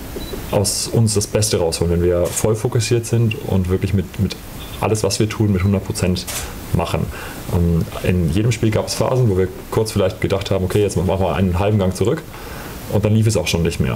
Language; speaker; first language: German; native; German